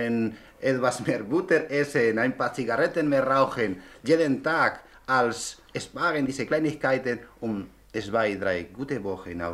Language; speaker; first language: German; non-native, learner; Spanish